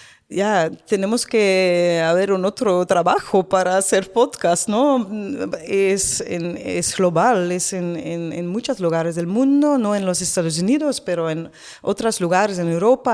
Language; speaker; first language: Spanish; non-native, learner; Dutch